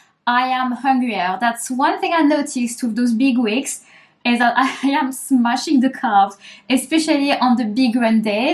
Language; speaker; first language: English; native; English